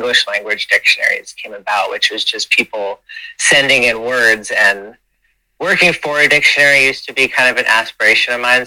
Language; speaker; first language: English; native; English